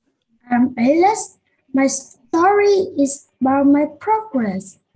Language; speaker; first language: English; non-native, learner; Vietnamese